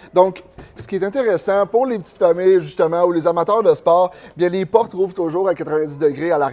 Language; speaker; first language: French; native; French